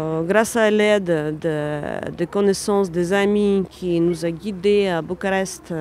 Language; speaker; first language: French; non-native, fluent; Ukrainian